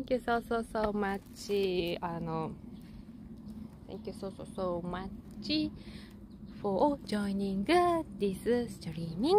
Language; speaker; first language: English; non-native, learner; Japanese